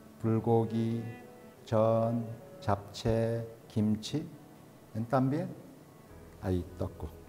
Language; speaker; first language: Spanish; non-native, fluent; Korean